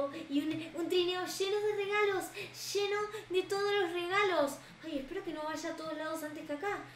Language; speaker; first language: Spanish; native; Spanish